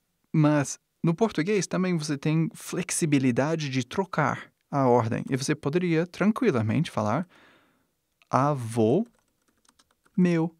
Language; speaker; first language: Portuguese; non-native, fluent; English